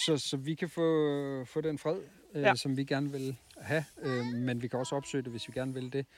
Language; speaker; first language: Danish; native; Danish